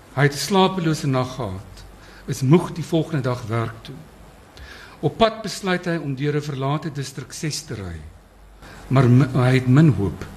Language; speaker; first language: Afrikaans; native; Afrikaans